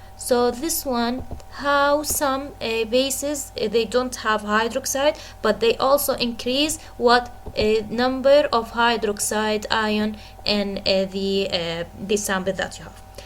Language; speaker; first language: English; non-native, fluent; Arabic